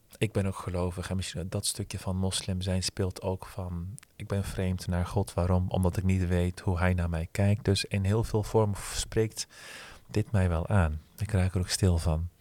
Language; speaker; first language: Dutch; early bilingual, other home language; Turkish